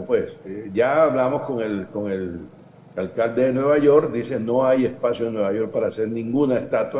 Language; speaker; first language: Spanish; native; Spanish